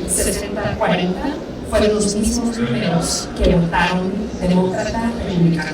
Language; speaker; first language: Spanish; early bilingual, heritage; Spanish